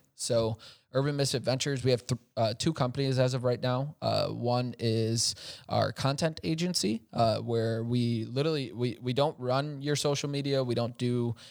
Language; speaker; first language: English; native; English